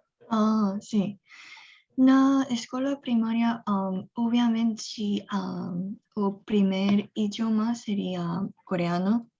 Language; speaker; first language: Portuguese; non-native, fluent; Korean